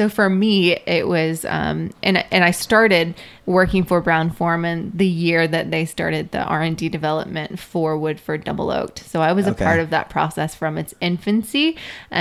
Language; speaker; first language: English; native; English